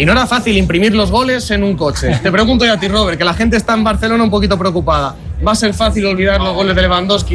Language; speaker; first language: Spanish; native; Spanish